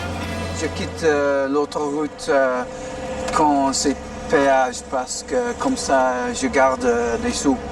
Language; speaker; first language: French; non-native, fluent; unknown